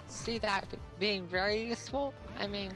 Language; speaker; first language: English; native; English